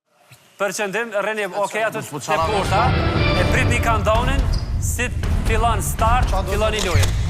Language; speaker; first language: Albanian; native; Albanian